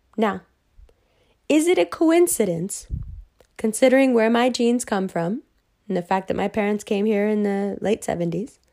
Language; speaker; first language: English; early bilingual, other home language; Hindi